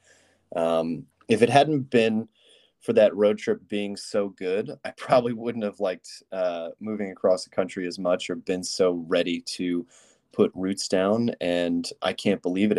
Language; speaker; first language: English; native; English